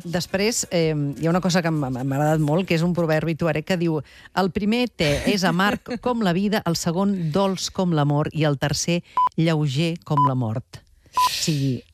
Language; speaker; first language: Catalan; native; Catalan